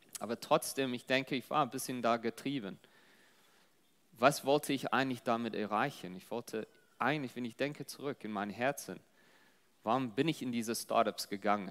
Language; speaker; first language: German; non-native, fluent; English